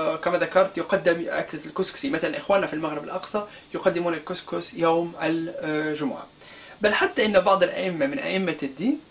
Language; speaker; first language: Arabic; non-native, local second language; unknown